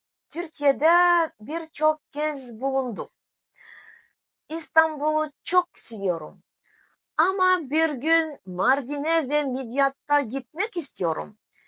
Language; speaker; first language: Turkish; non-native, learner; Tatar